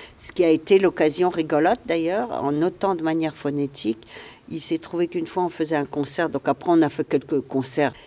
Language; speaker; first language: French; native; French